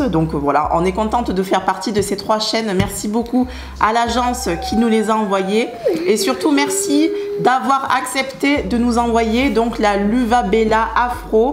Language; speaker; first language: French; native; French